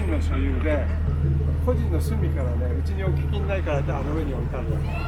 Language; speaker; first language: Japanese; native; Japanese